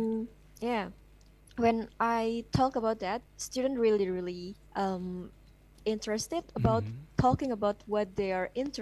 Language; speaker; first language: English; non-native, fluent; Indonesian